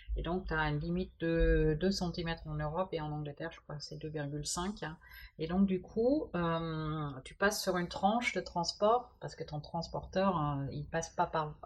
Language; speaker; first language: French; non-native, fluent; German